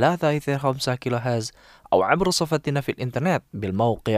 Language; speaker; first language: Arabic; non-native, fluent; Indonesian